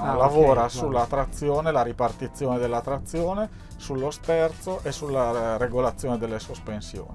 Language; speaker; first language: Italian; native; Italian